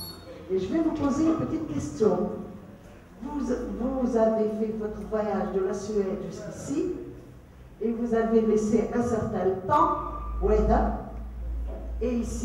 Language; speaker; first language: French; non-native, local second language; Arabic